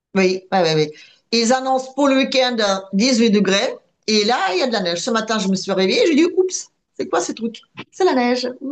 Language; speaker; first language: French; non-native, fluent; Russian